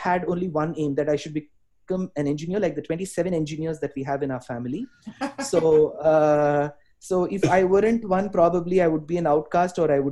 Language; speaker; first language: English; non-native, local second language; Tamil